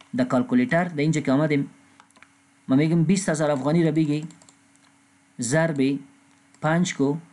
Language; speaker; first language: Persian; non-native, local second language; Pashto